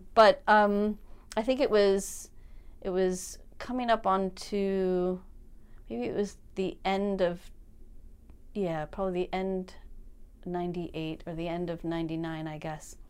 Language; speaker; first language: English; native; English